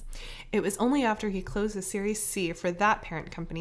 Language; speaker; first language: English; native; English